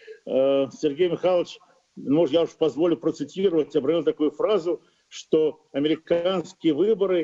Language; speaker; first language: Russian; native; Russian